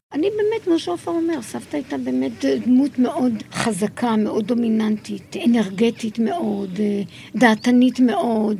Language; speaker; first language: Hebrew; early bilingual, other home language; Arabic